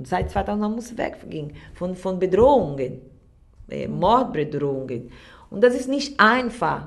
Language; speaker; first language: German; non-native, learner; Portuguese